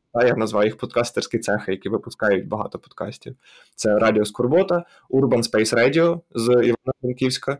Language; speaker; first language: Ukrainian; native; Ukrainian